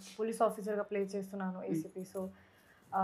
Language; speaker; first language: Telugu; non-native, fluent; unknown